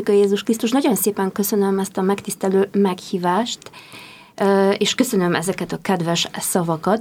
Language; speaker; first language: Hungarian; non-native, fluent; Polish